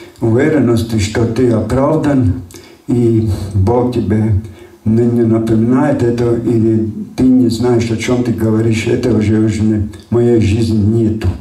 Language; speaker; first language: Russian; non-native, local second language; Latvian